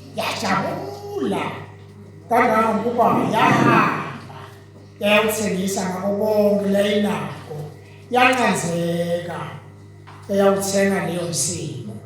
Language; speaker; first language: Zulu; non-native, local second language; Swati